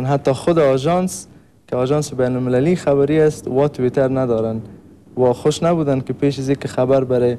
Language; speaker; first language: Persian; native; Persian